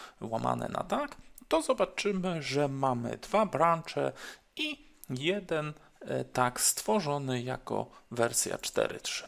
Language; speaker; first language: Polish; native; Polish